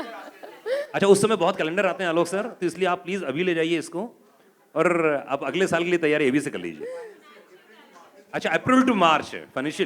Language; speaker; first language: Hindi; native; Hindi